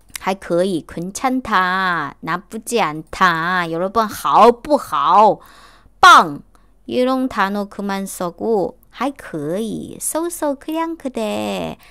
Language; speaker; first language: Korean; non-native, fluent; Chinese